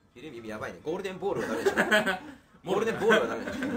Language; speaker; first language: Japanese; native; Japanese